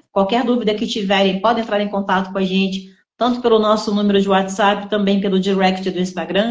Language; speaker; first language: Portuguese; native; Portuguese